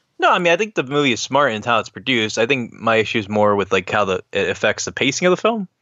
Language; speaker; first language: English; native; English